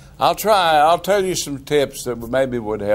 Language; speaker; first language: English; native; English